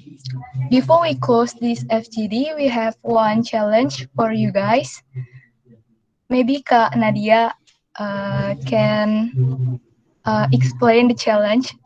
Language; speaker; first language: English; non-native, local second language; Indonesian